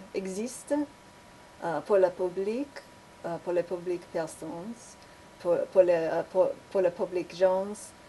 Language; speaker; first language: French; non-native, learner; English